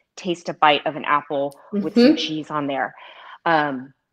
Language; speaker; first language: English; native; English